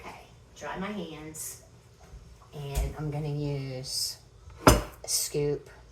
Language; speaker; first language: English; native; English